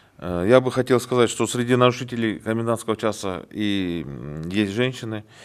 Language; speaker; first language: Russian; non-native, local second language; Kyrgyz